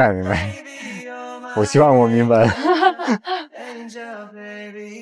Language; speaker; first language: Chinese; non-native, fluent; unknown